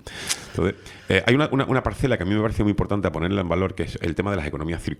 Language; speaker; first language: Spanish; native; Spanish